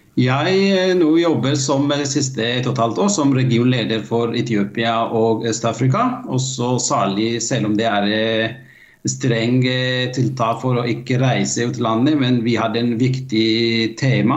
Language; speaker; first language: Norwegian; non-native, fluent; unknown